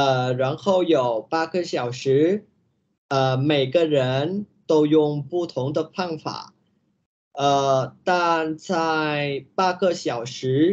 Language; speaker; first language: Chinese; non-native, learner; Vietnamese